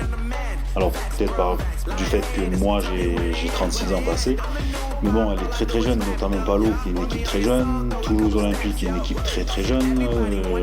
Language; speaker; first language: French; native; French